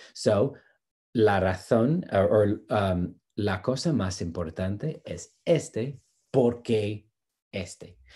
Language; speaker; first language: Spanish; non-native, fluent; English